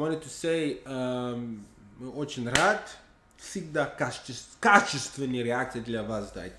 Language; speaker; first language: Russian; non-native, learner; English